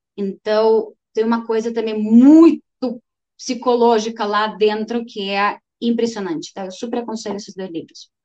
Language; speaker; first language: Portuguese; non-native, fluent; Russian